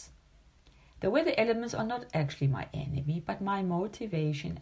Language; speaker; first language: English; native; English